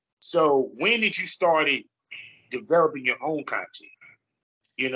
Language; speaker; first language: English; native; English